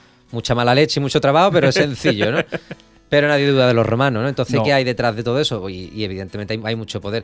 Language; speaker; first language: Spanish; native; Spanish